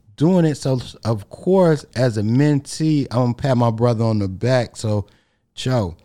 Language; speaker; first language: English; native; English